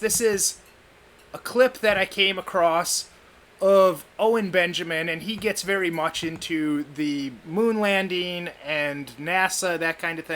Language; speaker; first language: English; native; English